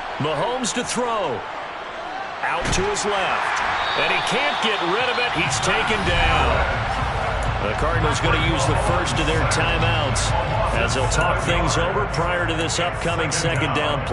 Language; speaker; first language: English; native; English